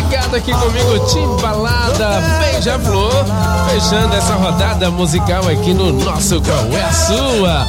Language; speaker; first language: Portuguese; native; Portuguese